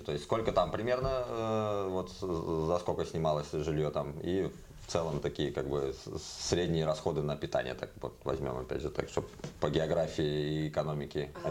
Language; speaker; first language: Russian; native; Russian